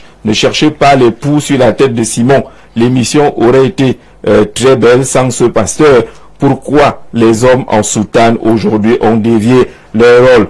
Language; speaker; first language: French; native; French